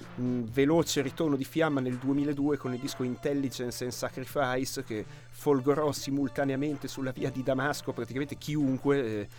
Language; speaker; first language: Italian; native; Italian